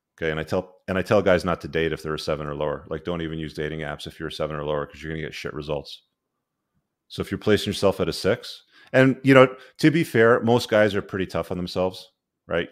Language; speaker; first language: English; native; English